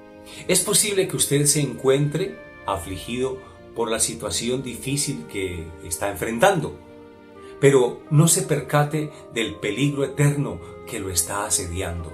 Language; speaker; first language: Spanish; native; Spanish